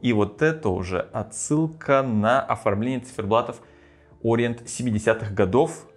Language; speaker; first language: Russian; native; Russian